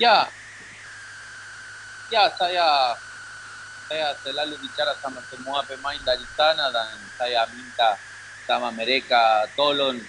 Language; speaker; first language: Indonesian; non-native, learner; Spanish